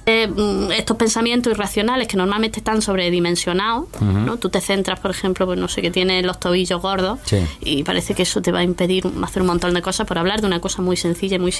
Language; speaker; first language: Spanish; native; Spanish